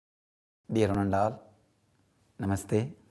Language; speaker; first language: English; non-native, local second language; Tamil